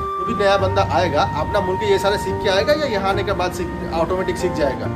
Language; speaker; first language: Hindi; non-native, local second language; Bangla